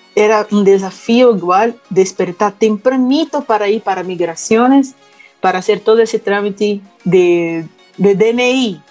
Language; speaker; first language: Spanish; non-native, learner; Portuguese